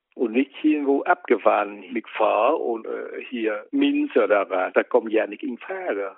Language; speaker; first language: German; non-native, fluent; Vietnamese